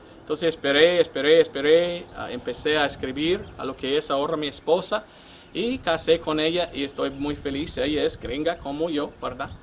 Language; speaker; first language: Spanish; non-native, fluent; English